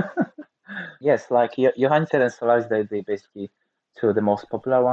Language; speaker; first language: English; non-native, fluent; Polish